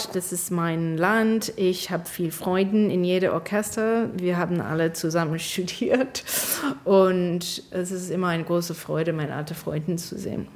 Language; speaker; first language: German; non-native, fluent; English